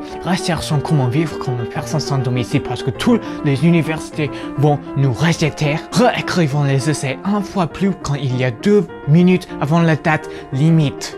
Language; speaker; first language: French; non-native, fluent; English